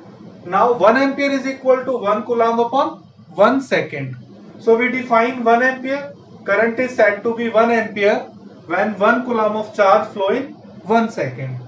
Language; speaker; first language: English; non-native, local second language; Hindi